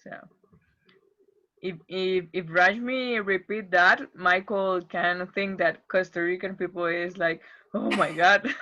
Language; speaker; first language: English; non-native, fluent; Spanish